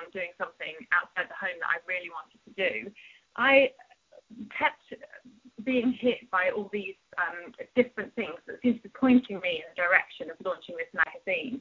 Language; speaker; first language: English; native; English